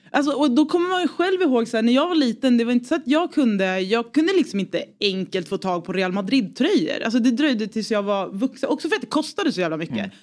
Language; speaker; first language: Swedish; early bilingual, other home language; Persian